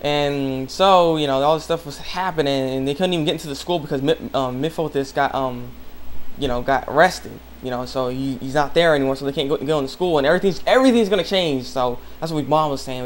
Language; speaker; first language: English; native; English